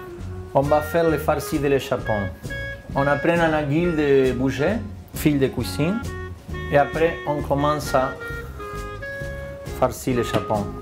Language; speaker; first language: French; non-native, fluent; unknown